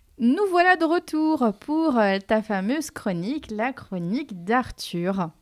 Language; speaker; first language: French; native; French